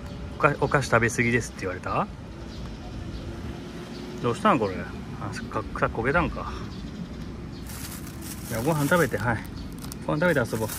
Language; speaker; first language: Japanese; native; Japanese